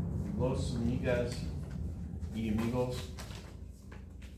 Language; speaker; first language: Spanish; non-native, learner; English